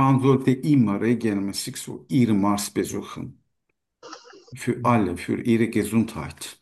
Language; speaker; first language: German; non-native, fluent; Turkish